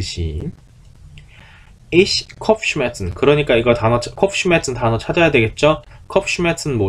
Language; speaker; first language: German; non-native, fluent; Korean